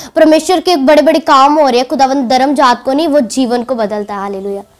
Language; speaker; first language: Hindi; native; Hindi